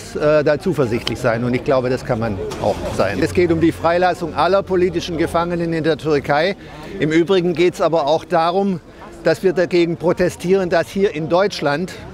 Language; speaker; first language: German; native; German